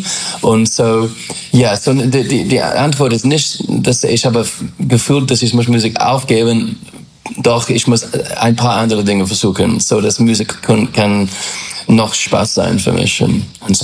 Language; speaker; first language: German; non-native, learner; English